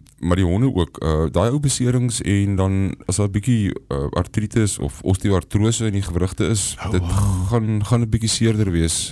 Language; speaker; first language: Afrikaans; native; Afrikaans